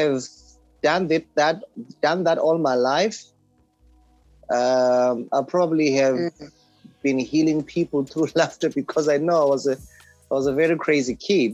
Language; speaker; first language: English; non-native, local second language; Xhosa